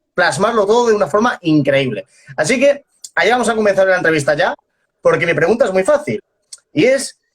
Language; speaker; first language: Spanish; native; Spanish